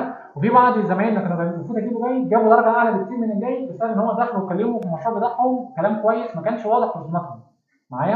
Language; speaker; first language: Arabic; native; Arabic